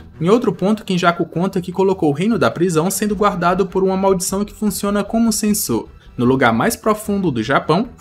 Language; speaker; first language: Portuguese; native; Portuguese